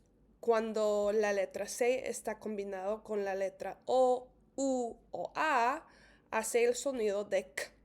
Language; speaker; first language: Spanish; non-native, fluent; English